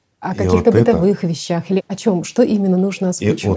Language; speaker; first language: Russian; native; Russian